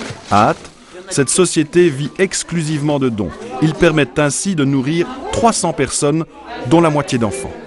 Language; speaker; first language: French; native; French